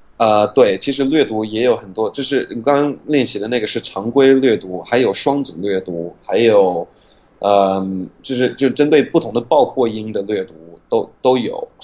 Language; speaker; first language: Chinese; non-native, fluent; English